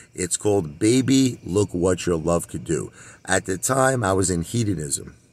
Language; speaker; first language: English; native; English